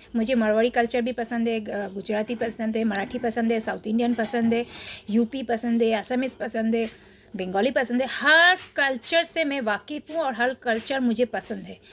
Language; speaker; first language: Hindi; non-native, local second language; Bangla